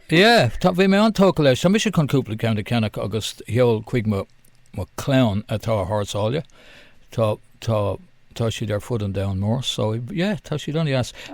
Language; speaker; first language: Irish; non-native, local second language; English